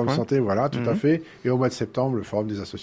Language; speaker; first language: French; native; French